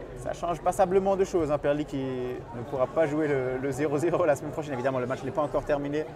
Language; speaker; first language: French; native; French